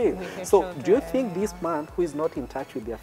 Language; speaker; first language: English; non-native, local second language; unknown